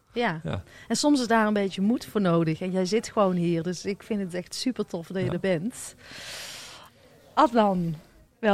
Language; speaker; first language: Dutch; native; Dutch